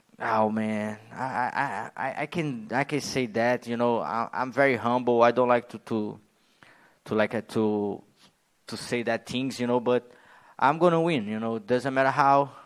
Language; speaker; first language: English; non-native, learner; Portuguese